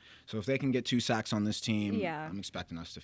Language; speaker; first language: English; native; English